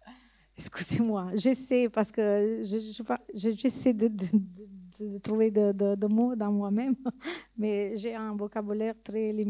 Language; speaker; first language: French; non-native, learner; Italian